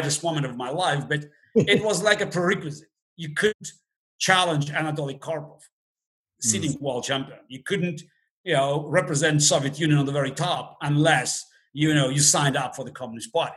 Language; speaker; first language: English; non-native, fluent; Russian